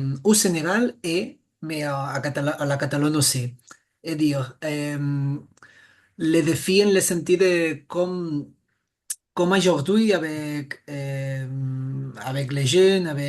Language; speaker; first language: French; non-native, fluent; Catalan